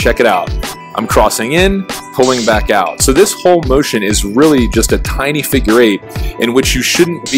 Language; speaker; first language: English; native; English